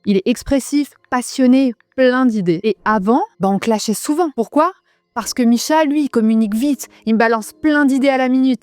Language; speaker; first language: French; native; French